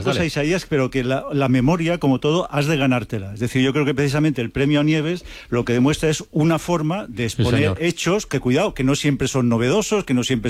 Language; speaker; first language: Spanish; native; Spanish